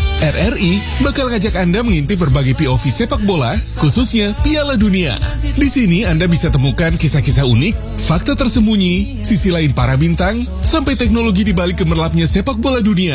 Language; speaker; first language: Indonesian; native; Indonesian